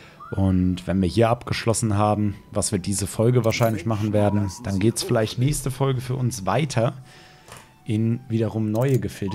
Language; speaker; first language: German; native; German